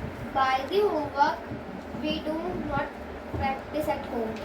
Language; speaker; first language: English; non-native, learner; Hindi